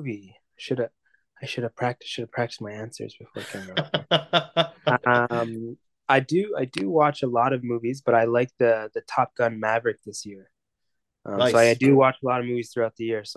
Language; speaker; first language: English; native; English